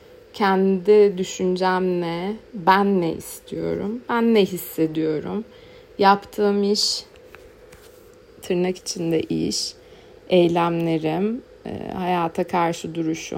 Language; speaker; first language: Turkish; native; Turkish